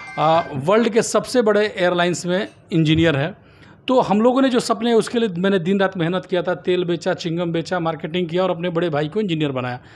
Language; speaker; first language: Hindi; native; Hindi